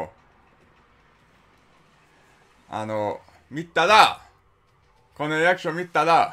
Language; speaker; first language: Japanese; non-native, learner; English